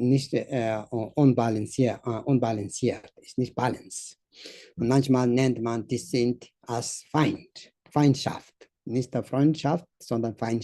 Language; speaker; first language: German; non-native, learner; Tibetan